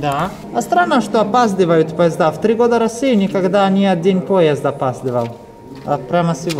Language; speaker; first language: Russian; non-native, learner; Italian